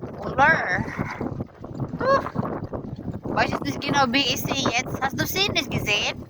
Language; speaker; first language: German; non-native, learner; Cebuano